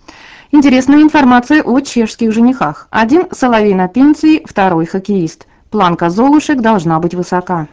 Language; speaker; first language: Russian; native; Russian